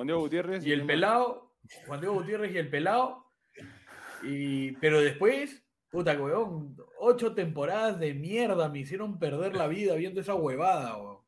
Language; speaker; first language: Spanish; native; Spanish